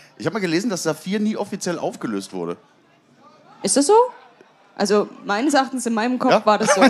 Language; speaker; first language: German; native; German